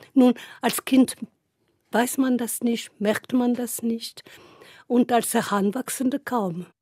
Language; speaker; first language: German; non-native, fluent; French